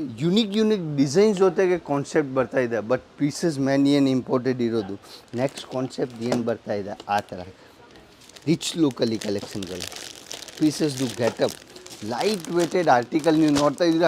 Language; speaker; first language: Kannada; non-native, fluent; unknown